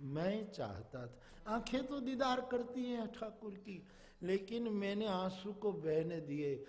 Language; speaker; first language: Hindi; non-native, local second language; Gujarati